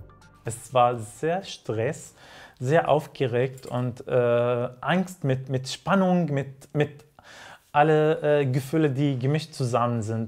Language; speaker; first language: German; non-native, fluent; Arabic